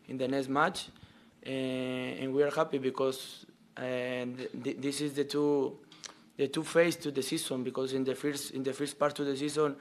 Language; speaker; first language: English; non-native, learner; Spanish